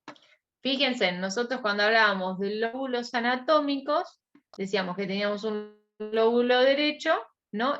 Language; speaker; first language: Spanish; native; Spanish